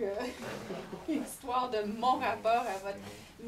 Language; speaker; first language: French; non-native, fluent; English